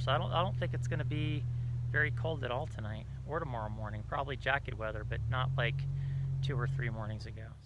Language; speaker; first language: English; native; English